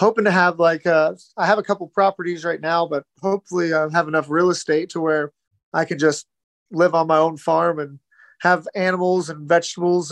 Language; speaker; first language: English; native; English